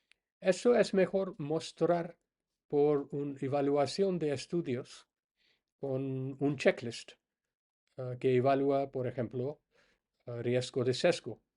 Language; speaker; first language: Spanish; non-native, fluent; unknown